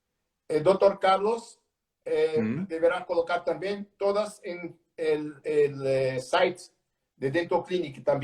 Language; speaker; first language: Spanish; non-native, learner; Portuguese